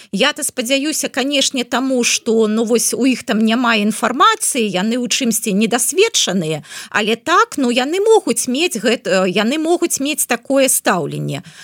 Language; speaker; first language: Belarusian; non-native, local second language; Russian